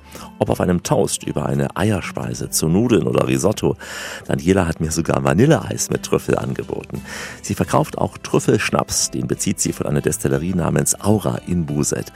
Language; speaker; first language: German; native; German